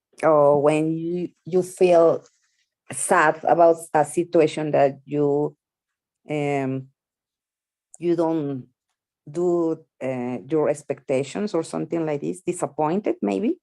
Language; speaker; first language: English; non-native, learner; Spanish